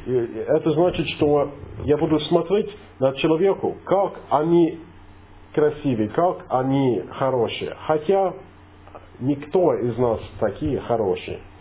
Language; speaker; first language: Russian; non-native, fluent; English